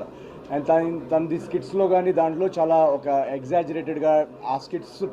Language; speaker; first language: Telugu; native; Telugu